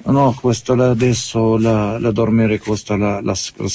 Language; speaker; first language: Italian; non-native, learner; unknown